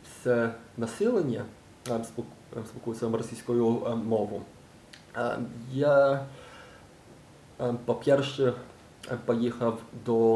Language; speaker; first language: Ukrainian; non-native, learner; English